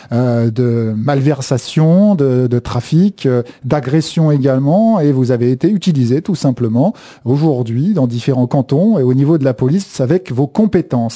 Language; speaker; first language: French; native; French